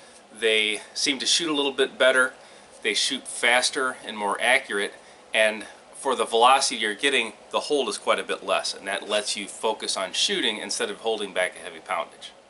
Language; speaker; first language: English; native; English